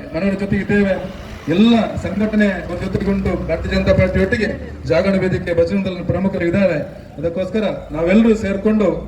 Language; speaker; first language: Kannada; native; Kannada